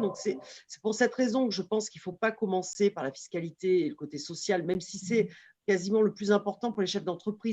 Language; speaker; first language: French; native; French